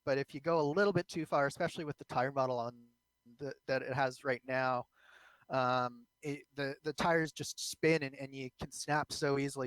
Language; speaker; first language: English; native; English